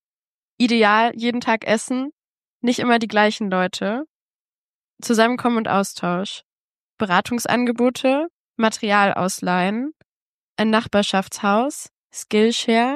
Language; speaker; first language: German; native; German